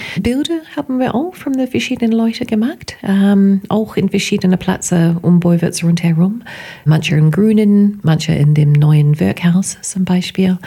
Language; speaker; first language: German; non-native, fluent; English